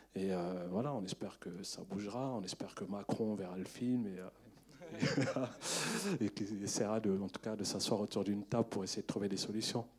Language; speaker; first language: French; native; French